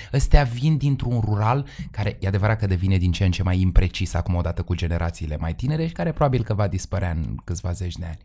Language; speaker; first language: Romanian; native; Romanian